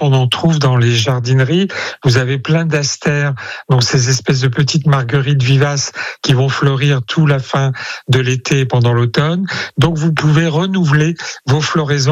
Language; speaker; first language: French; native; French